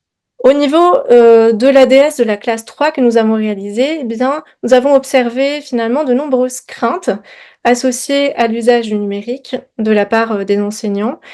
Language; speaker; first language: French; native; French